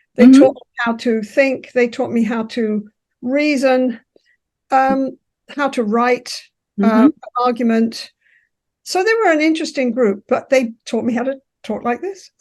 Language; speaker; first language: English; native; English